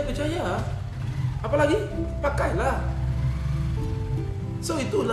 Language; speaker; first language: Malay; non-native, learner; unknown